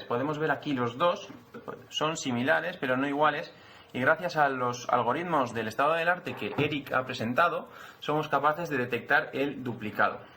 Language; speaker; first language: Spanish; native; Spanish